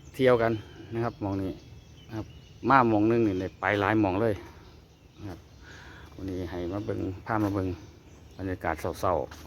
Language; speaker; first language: Thai; native; Thai